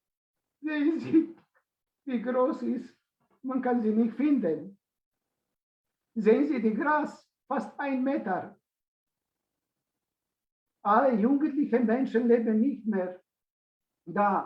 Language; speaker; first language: German; non-native, fluent; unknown